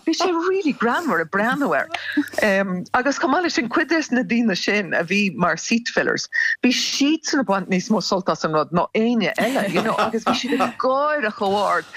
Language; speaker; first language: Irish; non-native, local second language; English